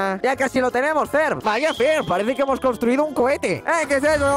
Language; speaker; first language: Spanish; native; Spanish